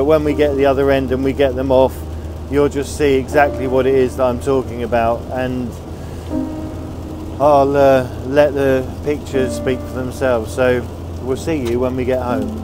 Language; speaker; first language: English; native; English